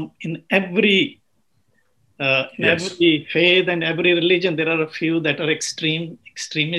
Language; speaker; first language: English; non-native, local second language; Punjabi